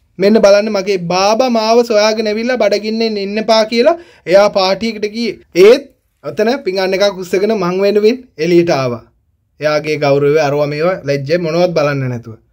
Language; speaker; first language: Sinhala; non-native, local second language; Tamil